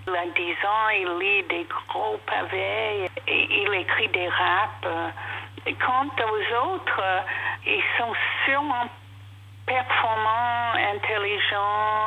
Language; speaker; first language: French; non-native, fluent; English